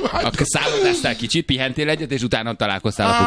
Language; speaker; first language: Hungarian; native; Hungarian